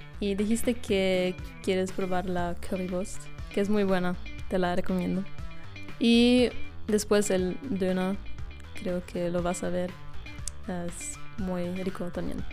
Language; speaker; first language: Spanish; non-native, fluent; German